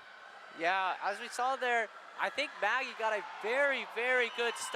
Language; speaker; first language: English; native; English